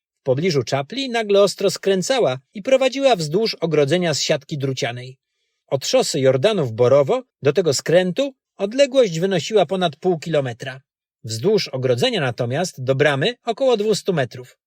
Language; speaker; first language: Polish; native; Polish